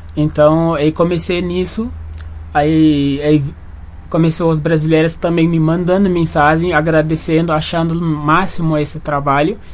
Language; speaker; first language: Portuguese; non-native, fluent; Wolof